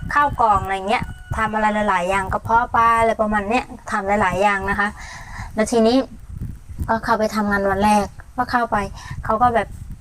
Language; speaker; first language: Thai; non-native, fluent; Mon